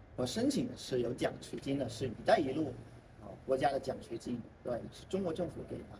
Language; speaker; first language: Chinese; non-native, fluent; Vietnamese